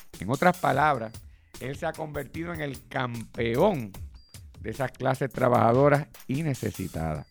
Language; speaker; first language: Spanish; native; Spanish